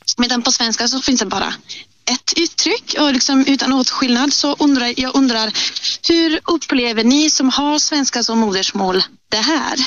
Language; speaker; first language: Swedish; non-native, fluent; Italian